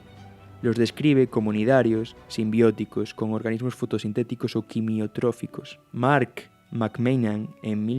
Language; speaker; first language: Spanish; native; Spanish